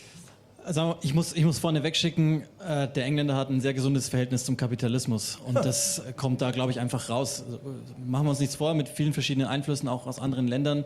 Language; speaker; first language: German; native; German